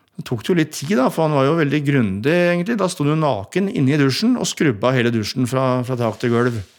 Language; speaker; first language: Norwegian; native; Norwegian